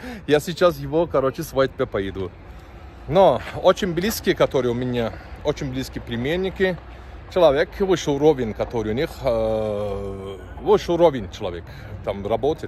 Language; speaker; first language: Russian; non-native, learner; Turkish